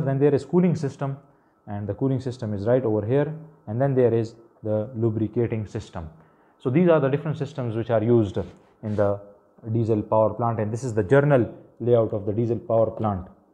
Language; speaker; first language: English; non-native, local second language; Urdu